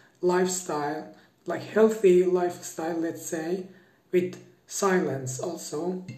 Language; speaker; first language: English; non-native, fluent; Persian